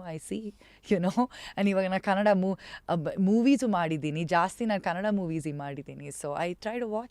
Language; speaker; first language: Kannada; non-native, local second language; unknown